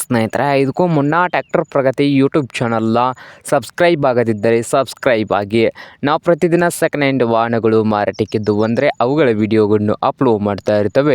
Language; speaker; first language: Kannada; native; Kannada